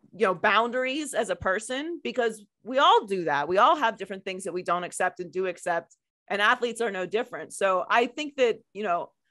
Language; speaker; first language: English; native; English